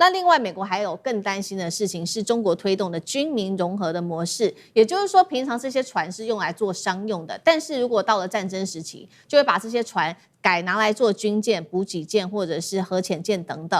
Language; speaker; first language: Chinese; native; Chinese